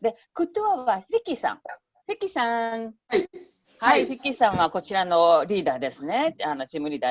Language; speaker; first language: Japanese; non-native, fluent; Indonesian